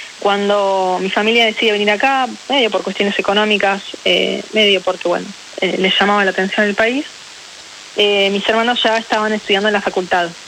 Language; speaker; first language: Spanish; early bilingual, other home language; Ukrainian